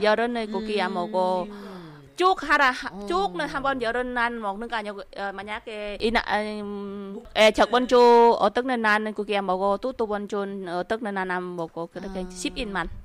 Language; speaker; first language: Korean; non-native, learner; Vietnamese